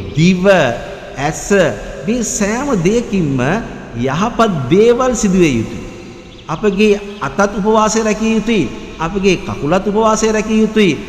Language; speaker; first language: Sinhala; non-native, local second language; Tamil